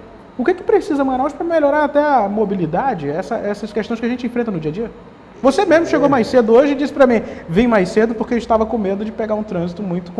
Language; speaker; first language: Portuguese; native; Portuguese